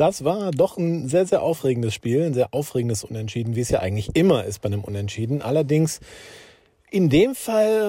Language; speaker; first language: German; native; German